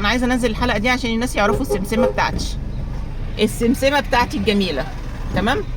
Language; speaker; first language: Arabic; native; Arabic